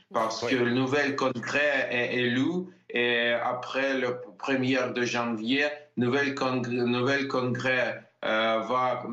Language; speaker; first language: French; non-native, learner; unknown